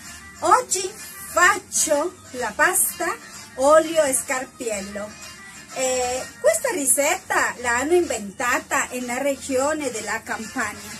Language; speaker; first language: Italian; non-native, learner; Spanish